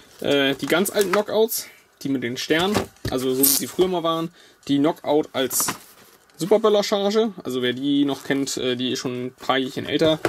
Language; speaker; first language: German; native; German